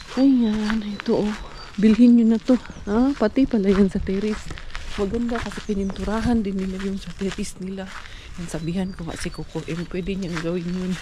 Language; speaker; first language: Filipino; non-native, local second language; Cebuano